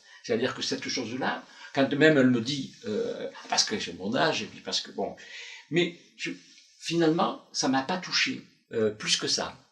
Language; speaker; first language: French; native; French